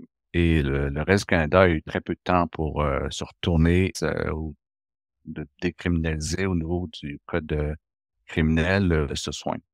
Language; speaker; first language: French; native; French